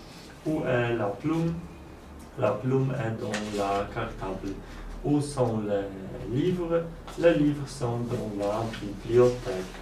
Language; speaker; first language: French; non-native, learner; Polish